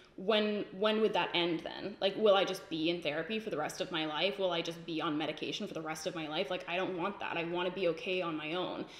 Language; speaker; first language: English; native; English